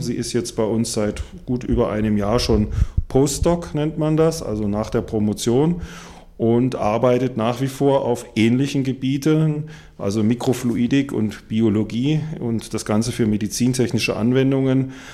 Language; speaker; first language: German; native; German